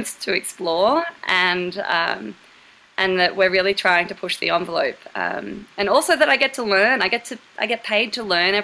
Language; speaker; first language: English; native; English